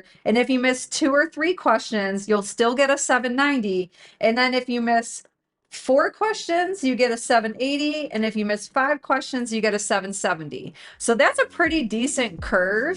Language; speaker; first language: English; native; English